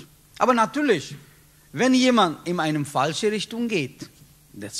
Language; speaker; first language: German; non-native, learner; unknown